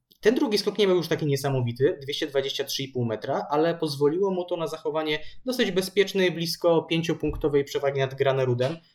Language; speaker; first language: Polish; native; Polish